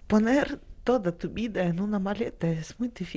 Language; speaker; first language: Spanish; non-native, learner; Russian